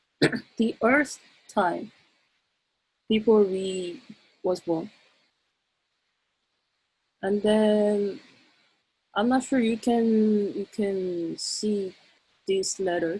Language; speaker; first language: English; non-native, learner; Korean